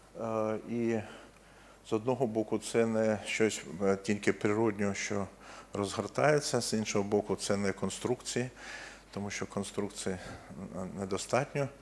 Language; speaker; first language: Ukrainian; non-native, local second language; Russian